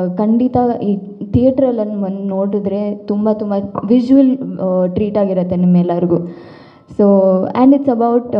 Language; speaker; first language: Kannada; non-native, local second language; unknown